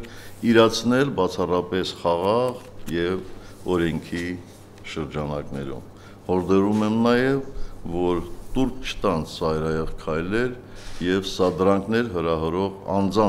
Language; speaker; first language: Armenian; native; Armenian